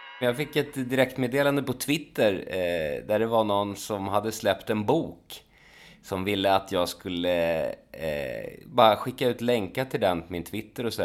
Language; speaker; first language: Swedish; native; Swedish